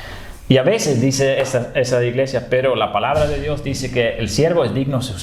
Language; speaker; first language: Spanish; non-native, fluent; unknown